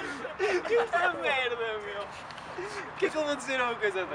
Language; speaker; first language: Portuguese; native; Portuguese